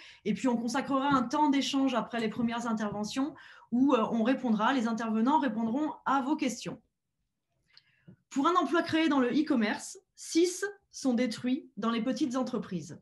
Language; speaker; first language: French; native; French